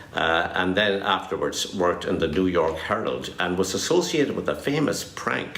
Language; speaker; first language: English; native; English